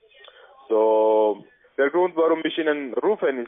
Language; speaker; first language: German; non-native, learner; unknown